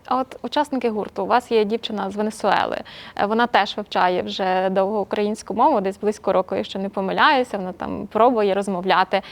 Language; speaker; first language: Ukrainian; native; Ukrainian